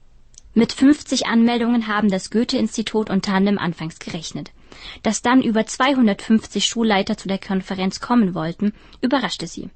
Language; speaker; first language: German; native; German